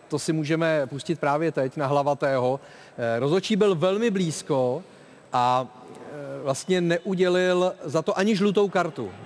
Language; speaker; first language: Czech; native; Czech